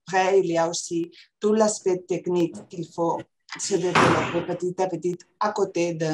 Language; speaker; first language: French; non-native, fluent; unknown